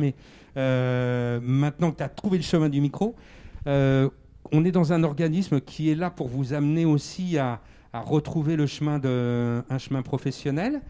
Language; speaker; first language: French; native; French